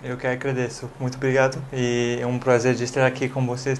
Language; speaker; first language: Portuguese; non-native, fluent; English